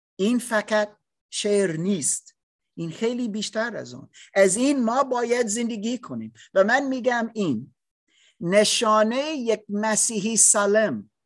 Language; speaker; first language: Persian; non-native, learner; English